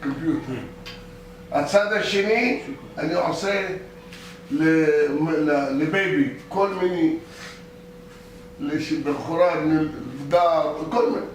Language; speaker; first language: Hebrew; non-native, local second language; Arabic